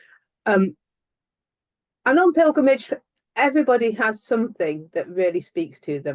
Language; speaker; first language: English; native; English